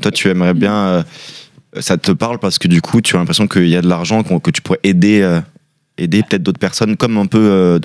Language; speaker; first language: French; native; French